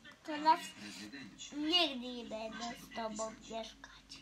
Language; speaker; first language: Polish; early bilingual, other home language; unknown